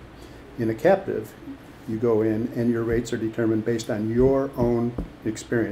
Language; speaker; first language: English; native; English